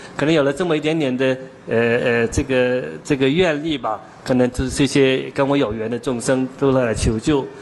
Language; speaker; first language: Chinese; non-native, local second language; Cantonese